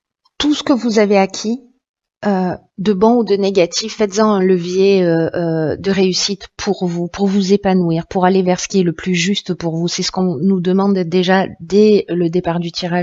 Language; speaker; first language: French; native; French